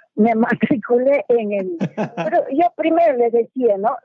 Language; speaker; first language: Spanish; native; Spanish